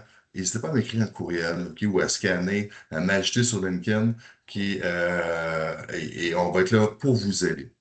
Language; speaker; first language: French; native; French